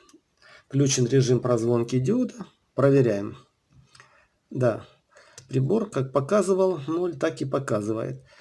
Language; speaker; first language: Russian; native; Russian